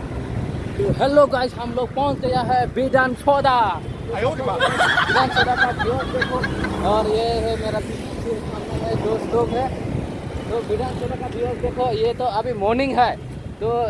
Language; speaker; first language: Hindi; non-native, local second language; Kok Borok